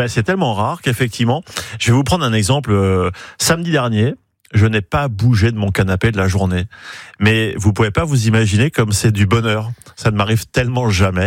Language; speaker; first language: French; native; French